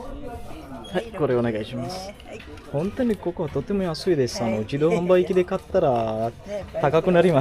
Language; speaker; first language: Japanese; non-native, learner; Sinhala